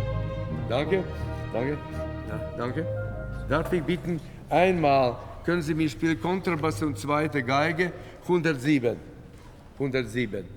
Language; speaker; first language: German; non-native, fluent; Latvian